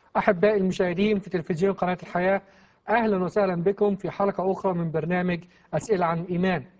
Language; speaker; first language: Arabic; native; Arabic